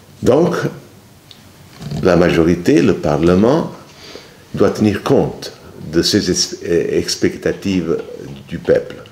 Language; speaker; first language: French; non-native, fluent; Italian